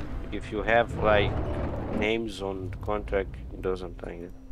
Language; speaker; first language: English; non-native, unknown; Romanian